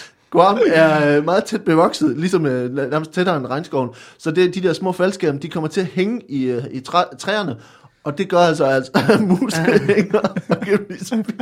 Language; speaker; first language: Danish; native; Danish